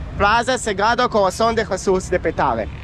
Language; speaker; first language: Spanish; non-native, learner; English